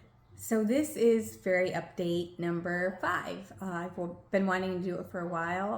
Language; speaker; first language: English; native; English